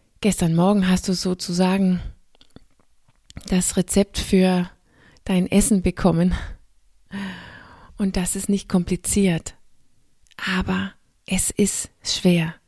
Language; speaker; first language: German; non-native, fluent; Danish